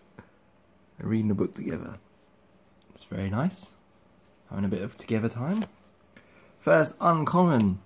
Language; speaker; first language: English; native; English